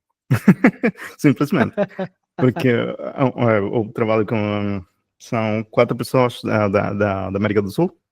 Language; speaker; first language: Portuguese; non-native, fluent; Spanish